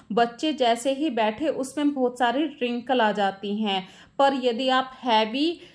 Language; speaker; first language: Hindi; native; Hindi